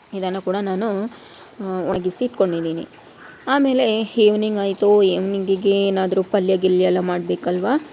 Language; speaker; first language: Kannada; non-native, local second language; Kodava